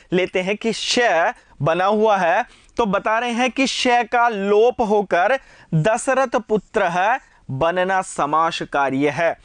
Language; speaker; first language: Hindi; native; Hindi